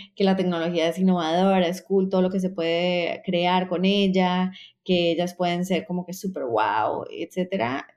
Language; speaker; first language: Spanish; native; Spanish